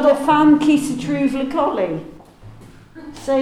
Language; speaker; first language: French; non-native, learner; English